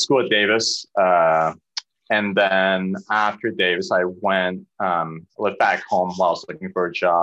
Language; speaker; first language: English; early bilingual, other home language; Cantonese